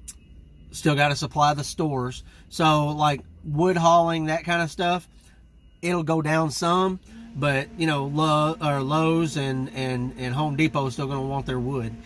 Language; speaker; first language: English; native; English